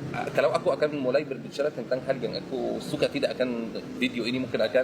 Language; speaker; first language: Indonesian; non-native, fluent; Arabic